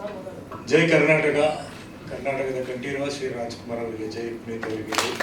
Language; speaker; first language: Kannada; non-native, fluent; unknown